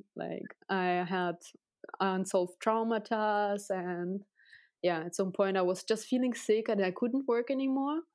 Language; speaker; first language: English; non-native, fluent; Russian